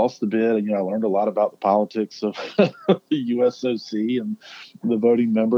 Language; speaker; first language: English; native; English